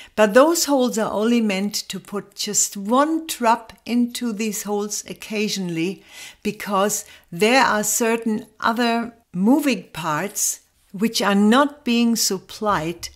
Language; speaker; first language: English; non-native, fluent; German